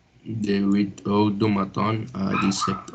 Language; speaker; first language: French; non-native, learner; Spanish